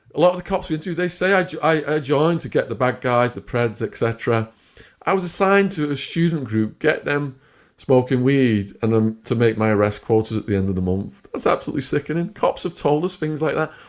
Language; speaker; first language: English; native; English